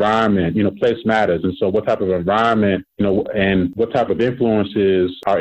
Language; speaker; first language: English; native; English